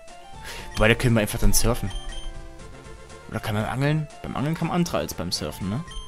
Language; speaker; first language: German; native; German